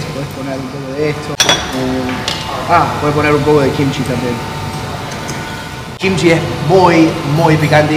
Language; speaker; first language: Spanish; non-native, fluent; English